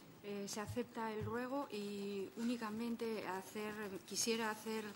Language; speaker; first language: Spanish; native; Spanish